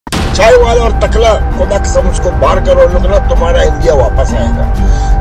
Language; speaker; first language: Hindi; non-native, learner; Arabic